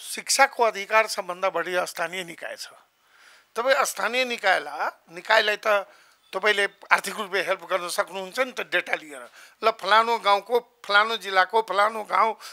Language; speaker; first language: Nepali; non-native, local second language; Maithili